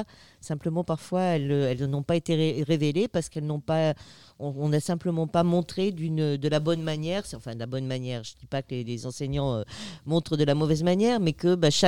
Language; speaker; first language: French; native; French